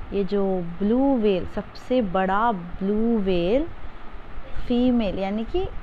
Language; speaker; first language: Hindi; non-native, local second language; Kannada